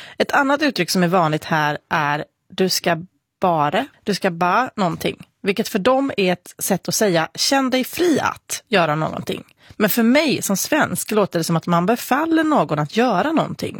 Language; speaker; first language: Swedish; native; Swedish